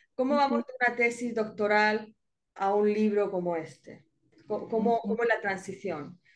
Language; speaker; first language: Spanish; native; Spanish